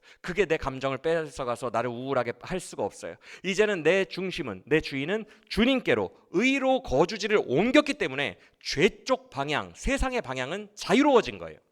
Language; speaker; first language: Korean; native; Korean